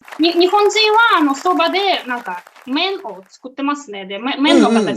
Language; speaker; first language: Japanese; non-native, fluent; Russian